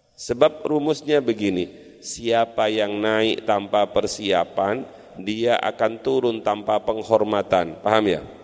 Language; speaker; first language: Indonesian; non-native, local second language; Madurese